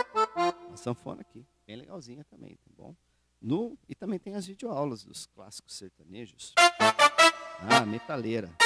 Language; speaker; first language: Portuguese; native; Portuguese